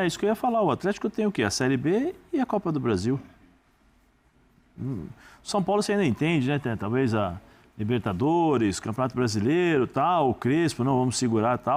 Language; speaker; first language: Portuguese; native; Portuguese